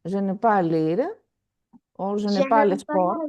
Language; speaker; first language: French; non-native, fluent; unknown